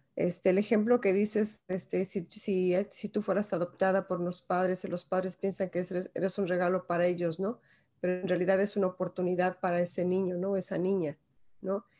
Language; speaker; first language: Spanish; native; Spanish